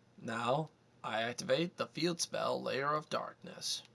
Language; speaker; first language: English; native; English